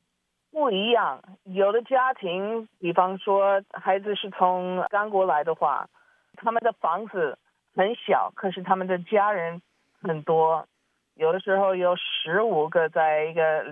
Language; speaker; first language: Chinese; early bilingual, heritage; Chinese